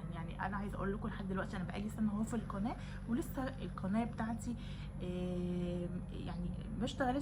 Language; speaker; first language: Arabic; native; Arabic